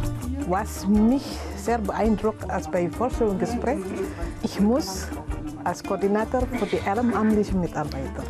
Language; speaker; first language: German; non-native, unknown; Indonesian